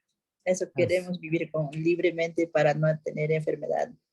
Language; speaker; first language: Spanish; non-native, local second language; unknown